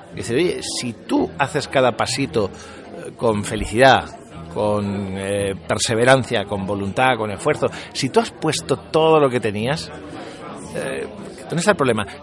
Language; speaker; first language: Spanish; native; Spanish